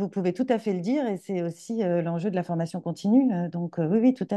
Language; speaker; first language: French; native; French